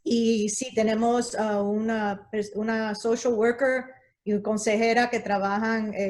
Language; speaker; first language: Spanish; early bilingual, heritage; Spanish